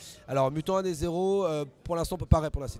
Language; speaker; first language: French; native; French